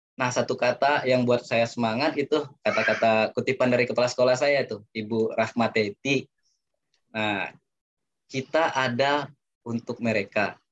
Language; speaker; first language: Indonesian; non-native, local second language; Minangkabau